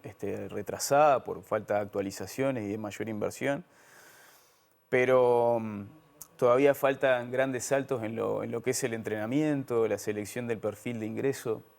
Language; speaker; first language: Spanish; native; Spanish